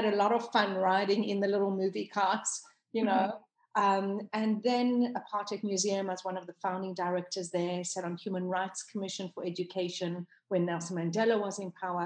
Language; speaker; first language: English; native; English